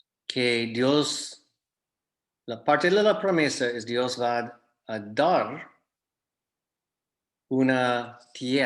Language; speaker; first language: Spanish; non-native, fluent; English